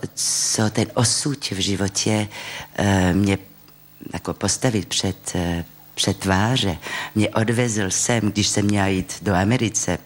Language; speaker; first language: Czech; non-native, fluent; French